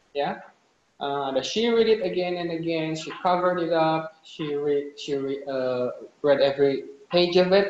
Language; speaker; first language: English; non-native, fluent; Indonesian